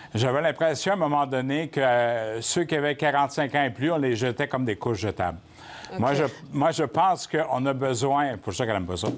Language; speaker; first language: French; native; French